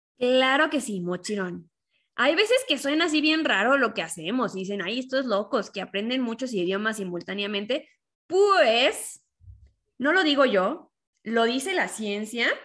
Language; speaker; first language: Spanish; native; Spanish